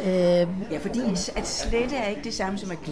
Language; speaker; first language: Danish; native; Danish